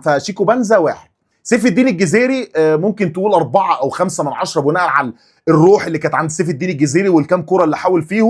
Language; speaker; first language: Arabic; native; Arabic